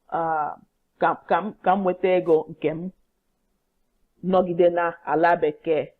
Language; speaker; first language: Igbo; non-native, learner; English